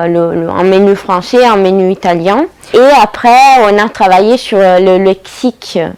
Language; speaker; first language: French; non-native, fluent; Italian